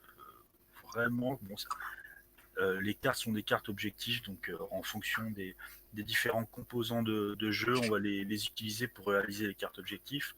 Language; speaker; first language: French; native; French